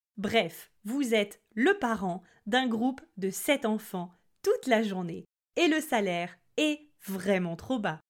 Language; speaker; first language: French; native; French